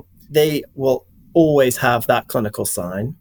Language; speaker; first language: English; native; English